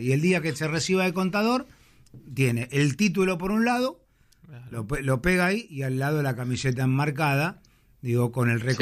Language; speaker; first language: Spanish; native; Spanish